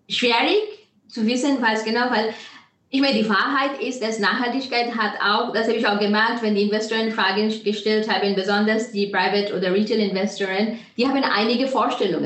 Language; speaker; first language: German; non-native, fluent; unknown